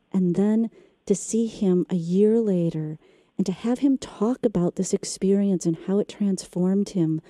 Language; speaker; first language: English; native; English